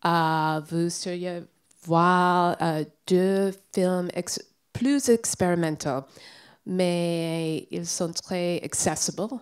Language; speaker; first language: French; non-native, learner; English